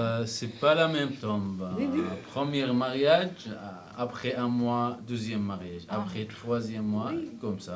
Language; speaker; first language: French; non-native, learner; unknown